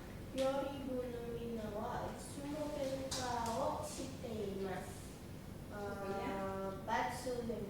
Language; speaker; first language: Japanese; non-native, learner; Indonesian